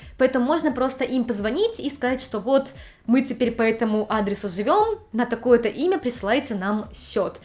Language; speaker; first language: Russian; native; Russian